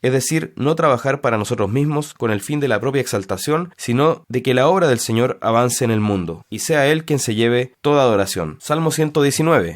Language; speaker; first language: Spanish; native; Spanish